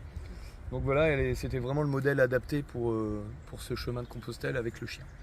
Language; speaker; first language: French; native; French